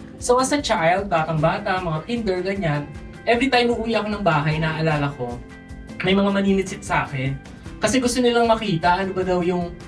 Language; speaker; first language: Filipino; native; Filipino